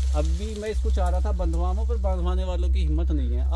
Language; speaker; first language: Hindi; native; Hindi